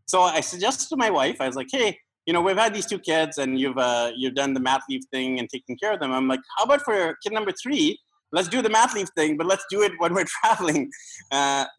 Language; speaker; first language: English; native; English